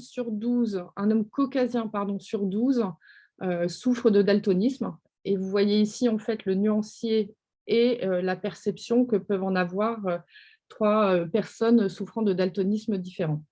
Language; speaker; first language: French; native; French